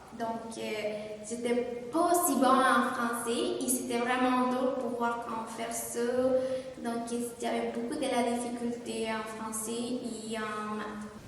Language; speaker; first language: French; non-native, fluent; Spanish